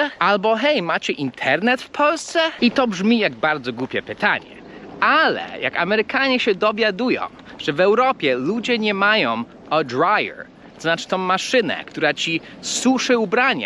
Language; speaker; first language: Polish; non-native, fluent; English